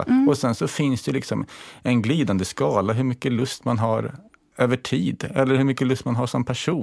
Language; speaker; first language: Swedish; native; Swedish